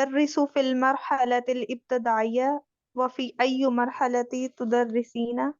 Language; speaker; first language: Arabic; non-native, learner; Urdu